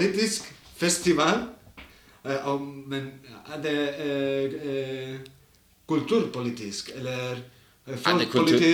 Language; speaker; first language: Swedish; non-native, learner; Basque